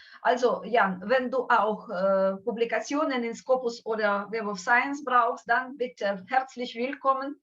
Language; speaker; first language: German; non-native, fluent; Ukrainian